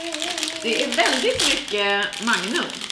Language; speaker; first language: Swedish; native; Swedish